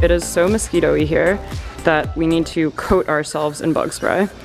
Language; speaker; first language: English; native; English